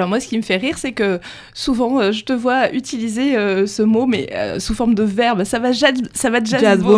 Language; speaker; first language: French; native; French